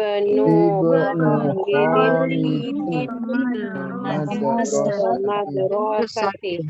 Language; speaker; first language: Arabic; non-native, learner; Indonesian